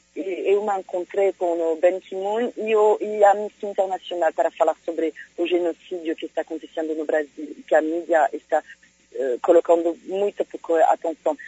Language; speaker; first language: Portuguese; non-native, fluent; French